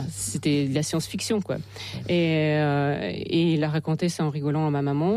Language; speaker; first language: French; non-native, fluent; Russian